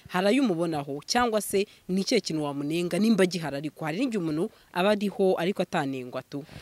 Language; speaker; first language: Kinyarwanda; native; Kinyarwanda